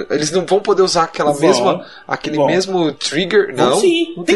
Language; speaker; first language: Portuguese; native; Portuguese